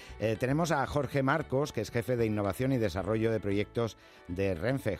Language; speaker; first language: Spanish; native; Spanish